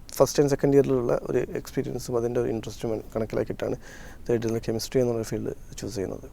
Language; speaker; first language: Malayalam; native; Malayalam